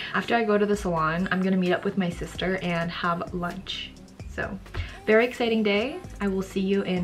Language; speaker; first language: English; early bilingual, other home language; Japanese